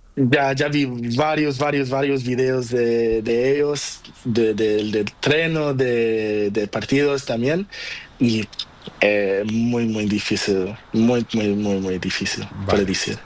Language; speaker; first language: Spanish; non-native, learner; Portuguese